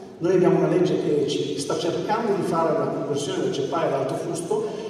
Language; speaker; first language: Italian; native; Italian